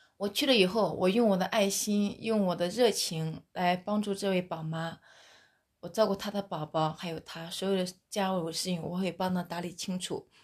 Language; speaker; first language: Chinese; native; Chinese